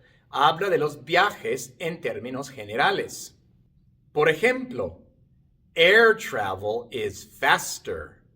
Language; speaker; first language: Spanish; non-native, fluent; English